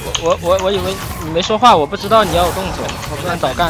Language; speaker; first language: Chinese; native; Chinese